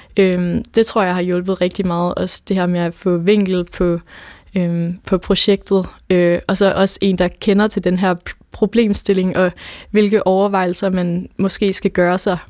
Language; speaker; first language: Danish; native; Danish